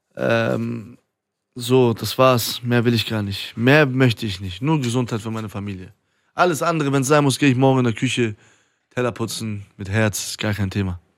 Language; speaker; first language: German; early bilingual, other home language; Persian